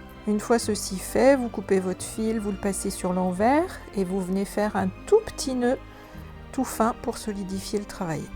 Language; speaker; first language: French; native; French